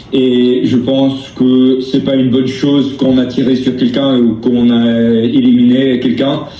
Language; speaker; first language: French; non-native, learner; English